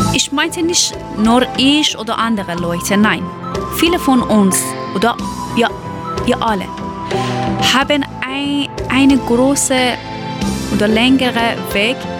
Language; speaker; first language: German; non-native, learner; Persian